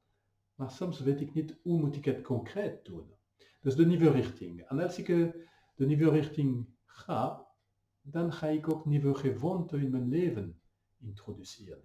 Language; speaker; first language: Dutch; non-native, fluent; French